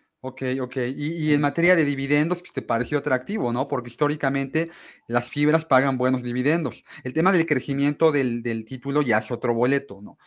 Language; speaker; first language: Spanish; native; Spanish